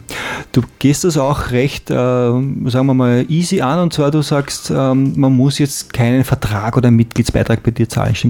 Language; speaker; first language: German; native; German